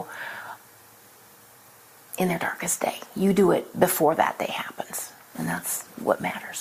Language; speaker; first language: English; native; English